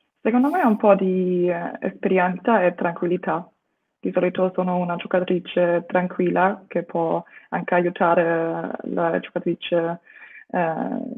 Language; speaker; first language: Italian; non-native, fluent; German